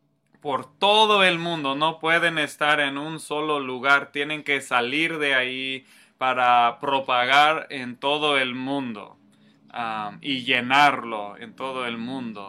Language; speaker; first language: Spanish; non-native, fluent; English